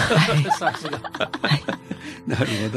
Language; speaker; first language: Japanese; native; Japanese